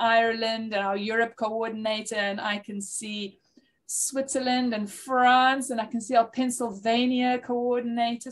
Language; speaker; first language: English; native; English